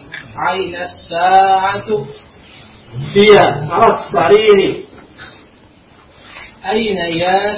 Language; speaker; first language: Arabic; non-native, learner; Indonesian